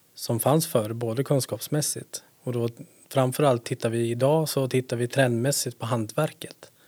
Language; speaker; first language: Swedish; native; Swedish